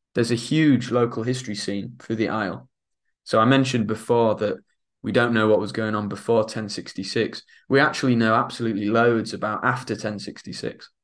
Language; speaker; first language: English; native; English